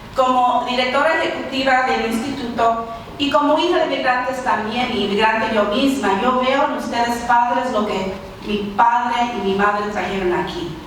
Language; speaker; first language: Spanish; early bilingual, heritage; Spanish